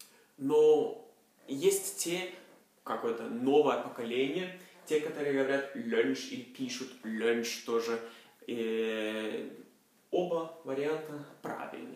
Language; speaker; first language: Russian; non-native, fluent; Norwegian